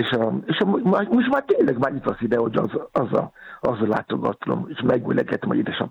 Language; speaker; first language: Hungarian; non-native, learner; Yoruba